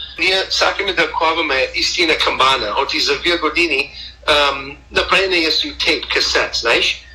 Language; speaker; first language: Macedonian; early bilingual, heritage; Macedonian